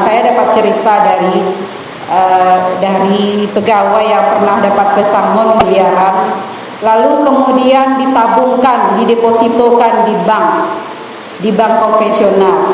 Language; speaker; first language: Indonesian; native; Indonesian